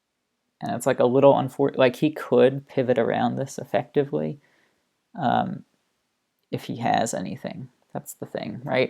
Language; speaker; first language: English; native; English